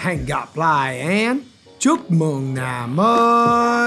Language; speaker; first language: Vietnamese; non-native, fluent; English